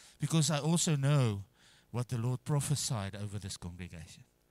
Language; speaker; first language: English; non-native, local second language; Afrikaans